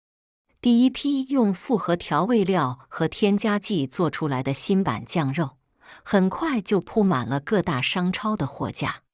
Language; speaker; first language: Chinese; native; Chinese